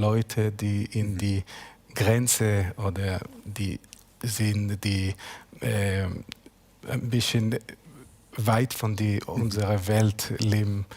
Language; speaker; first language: German; non-native, learner; Hebrew